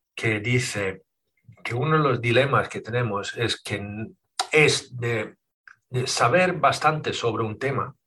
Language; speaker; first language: Spanish; non-native, fluent; Swedish